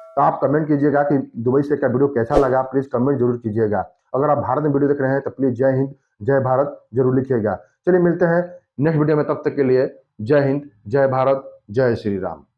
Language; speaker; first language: Hindi; native; Hindi